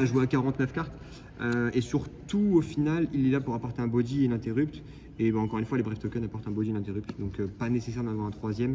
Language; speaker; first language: French; native; French